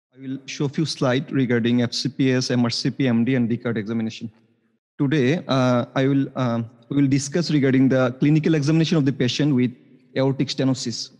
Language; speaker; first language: English; non-native, local second language; Bangla